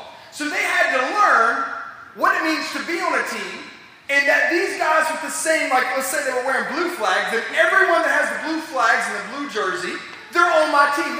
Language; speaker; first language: English; native; English